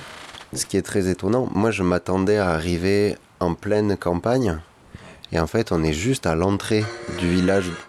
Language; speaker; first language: French; native; French